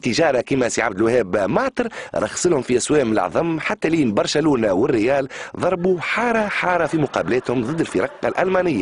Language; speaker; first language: Arabic; native; Arabic